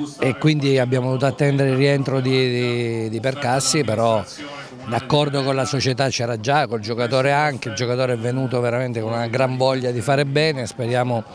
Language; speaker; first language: Italian; native; Italian